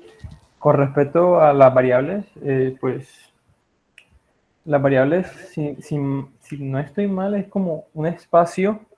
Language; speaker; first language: Spanish; native; Spanish